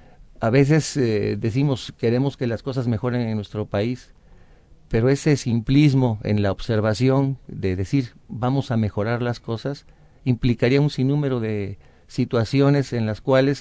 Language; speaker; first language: Spanish; native; Spanish